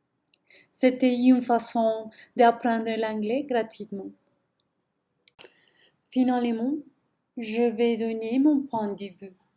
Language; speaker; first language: French; non-native, learner; Spanish